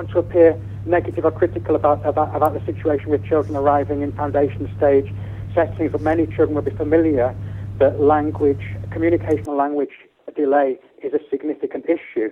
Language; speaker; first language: English; native; English